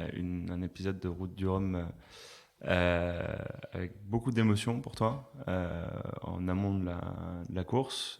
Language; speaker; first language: French; native; French